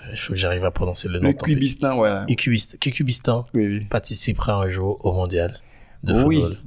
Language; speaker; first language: French; native; French